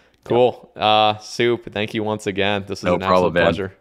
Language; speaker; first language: English; native; English